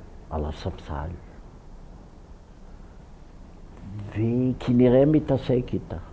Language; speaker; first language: Hebrew; non-native, fluent; Ukrainian